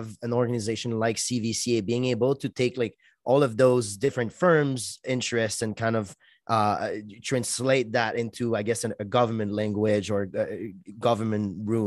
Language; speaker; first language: English; non-native, fluent; French